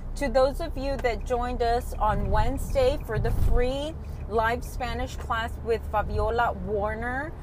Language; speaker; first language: English; early bilingual, other home language; Spanish